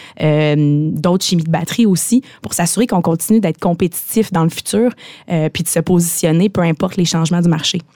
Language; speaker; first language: French; native; French